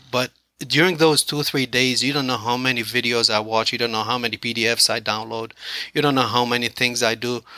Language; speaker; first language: English; non-native, fluent; Arabic